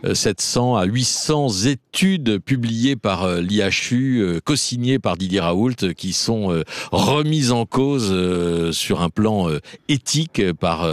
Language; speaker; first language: French; native; French